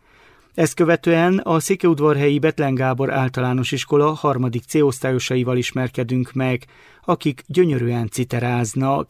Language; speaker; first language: Hungarian; native; Hungarian